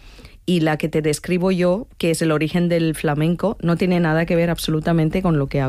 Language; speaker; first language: Spanish; non-native, fluent; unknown